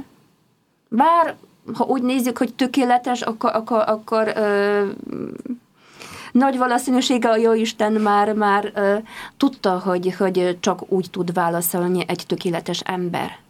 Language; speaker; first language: Hungarian; non-native, fluent; Polish